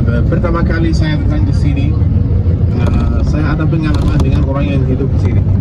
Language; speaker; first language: Indonesian; non-native, fluent; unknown